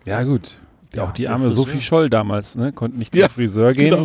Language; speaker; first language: German; native; German